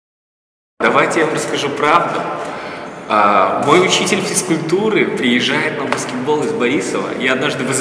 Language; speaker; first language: Russian; native; Russian